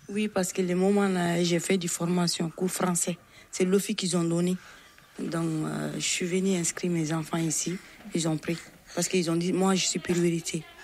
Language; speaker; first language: French; non-native, local second language; Bambara